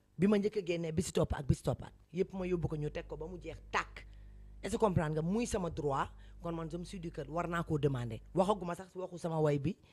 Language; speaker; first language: Wolof; native; Wolof